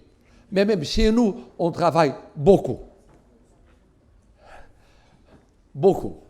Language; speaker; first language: French; non-native, fluent; Portuguese